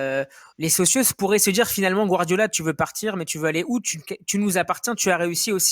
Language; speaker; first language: French; native; French